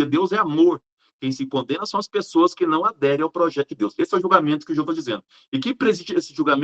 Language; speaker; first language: Portuguese; native; Portuguese